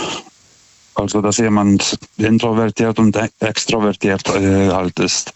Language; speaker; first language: German; non-native, fluent; Lithuanian